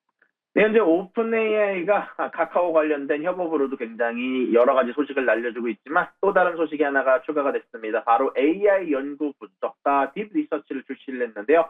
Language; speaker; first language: Korean; native; Korean